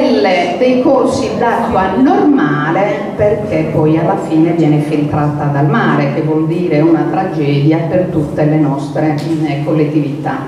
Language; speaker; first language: Italian; native; Italian